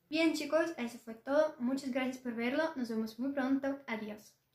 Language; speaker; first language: Spanish; non-native, learner; Russian